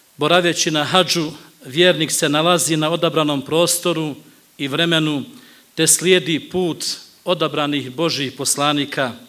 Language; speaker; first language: Bosnian; native; Bosnian